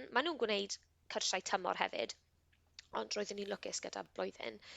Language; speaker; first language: Welsh; non-native, local second language; English